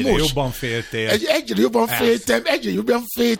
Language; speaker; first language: Hungarian; non-native, fluent; Yoruba